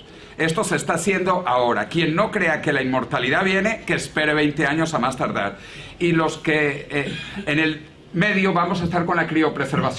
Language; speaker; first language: Spanish; native; Spanish